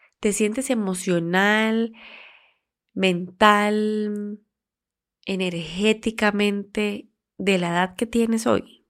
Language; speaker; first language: Spanish; native; Spanish